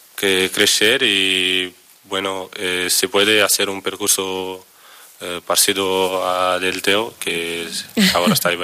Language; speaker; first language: Spanish; non-native, learner; Portuguese